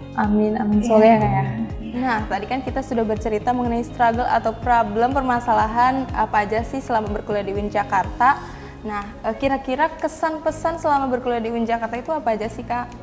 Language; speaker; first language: Indonesian; native; Indonesian